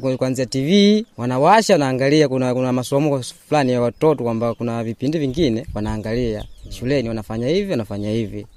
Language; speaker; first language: Swahili; non-native, local second language; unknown